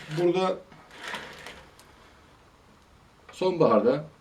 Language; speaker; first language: Turkish; native; Turkish